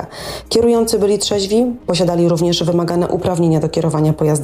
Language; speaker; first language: Polish; native; Polish